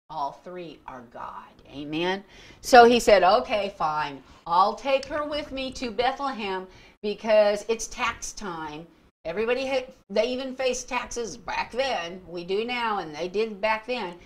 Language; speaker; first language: English; native; English